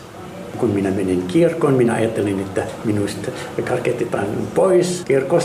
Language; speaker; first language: Finnish; non-native, fluent; Arabic